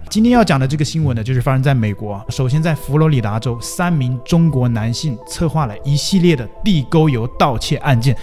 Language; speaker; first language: Chinese; native; Chinese